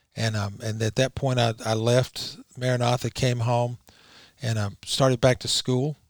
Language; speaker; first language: English; native; English